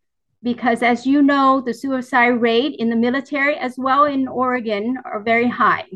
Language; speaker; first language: English; early bilingual, other home language; Vietnamese